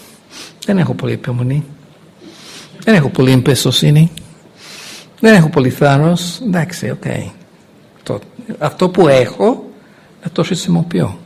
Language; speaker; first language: Greek; non-native, fluent; English